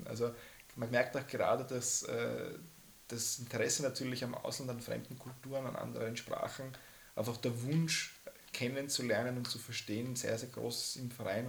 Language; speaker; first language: German; native; German